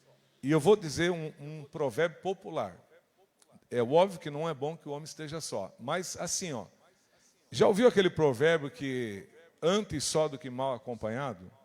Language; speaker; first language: Portuguese; native; Portuguese